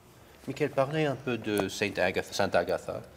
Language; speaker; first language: French; non-native, fluent; English